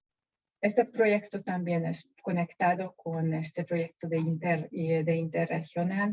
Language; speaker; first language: Spanish; non-native, fluent; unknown